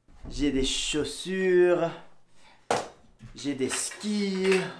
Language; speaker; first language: French; non-native, fluent; English